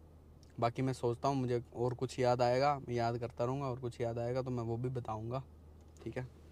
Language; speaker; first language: Hindi; native; Hindi